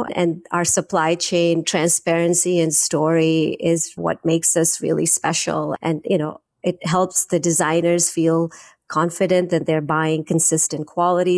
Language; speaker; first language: English; non-native, local second language; Hindi